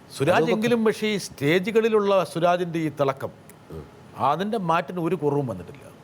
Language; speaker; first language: Malayalam; native; Malayalam